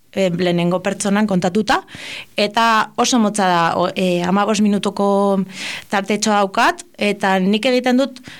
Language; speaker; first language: Basque; non-native, local second language; Spanish